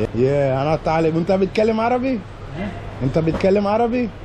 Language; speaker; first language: English; native; English